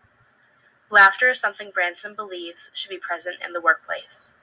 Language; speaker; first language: English; native; English